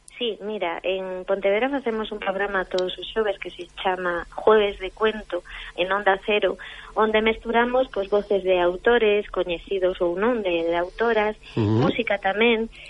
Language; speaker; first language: Galician; non-native, local second language; Spanish